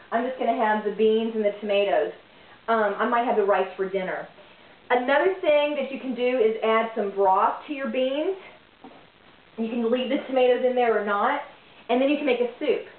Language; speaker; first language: English; native; English